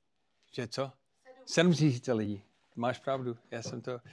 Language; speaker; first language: Czech; non-native, fluent; English